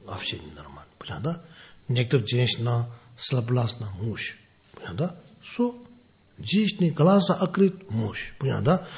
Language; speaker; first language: Russian; non-native, learner; Tibetan